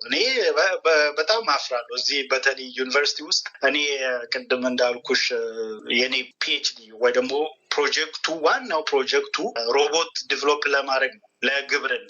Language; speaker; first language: Amharic; non-native, local second language; Oromo